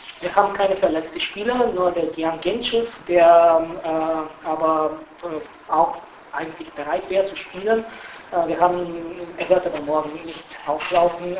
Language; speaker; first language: German; non-native, fluent; Bulgarian